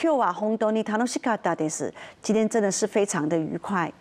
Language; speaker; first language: Japanese; non-native, fluent; Chinese